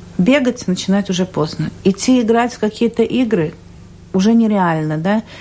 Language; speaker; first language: Russian; native; Russian